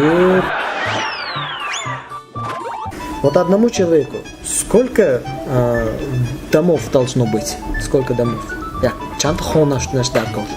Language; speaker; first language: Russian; non-native, local second language; Tajik